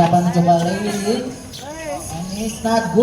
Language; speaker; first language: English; non-native, local second language; Indonesian